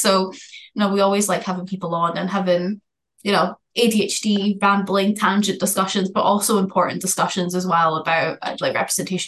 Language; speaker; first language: English; native; English